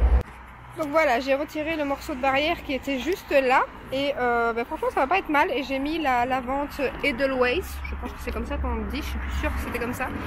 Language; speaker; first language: French; native; French